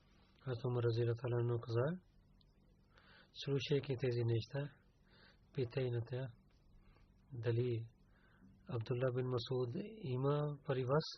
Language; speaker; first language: Bulgarian; non-native, learner; Urdu